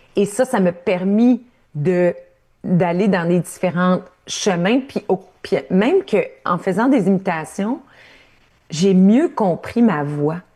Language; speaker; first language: French; native; French